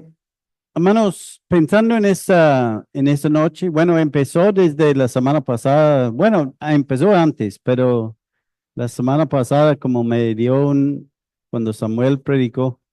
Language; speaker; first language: Spanish; non-native, fluent; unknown